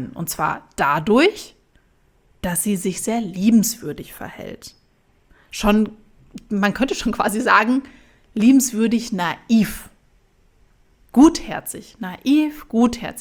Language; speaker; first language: German; native; German